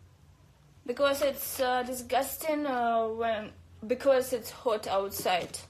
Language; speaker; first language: English; non-native, learner; Russian